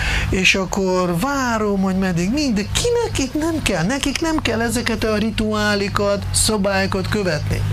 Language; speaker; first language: Hungarian; non-native, fluent; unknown